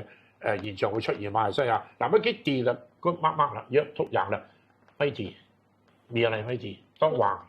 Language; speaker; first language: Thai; non-native, learner; Cantonese